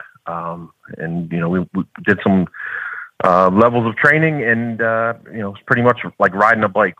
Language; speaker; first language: English; native; English